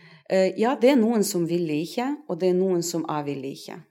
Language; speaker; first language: Norwegian; non-native, fluent; Russian